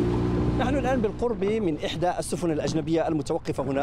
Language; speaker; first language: Arabic; native; Arabic